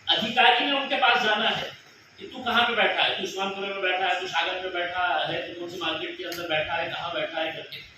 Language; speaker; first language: Hindi; non-native, local second language; Marathi